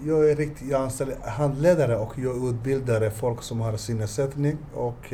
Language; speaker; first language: Swedish; non-native, learner; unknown